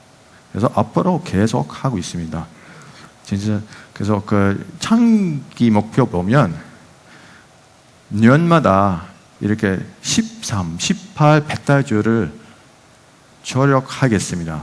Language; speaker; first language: Korean; non-native, fluent; Dutch